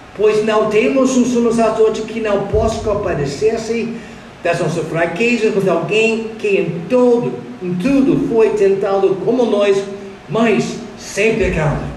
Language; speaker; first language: Portuguese; non-native, fluent; English